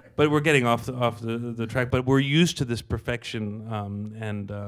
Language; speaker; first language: English; native; English